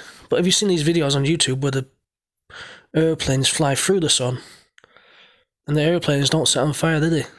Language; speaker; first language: English; native; English